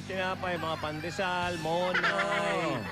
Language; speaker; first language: Filipino; native; Filipino